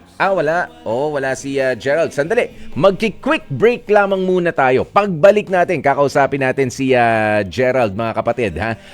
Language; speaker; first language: Filipino; native; Filipino